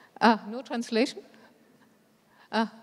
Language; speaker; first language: English; non-native, fluent; German